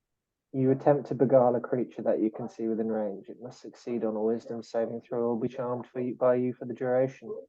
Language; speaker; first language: English; native; English